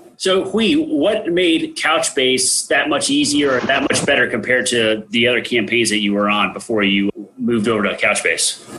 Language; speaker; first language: English; native; English